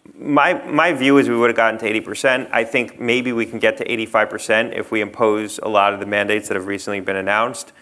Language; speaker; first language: English; native; English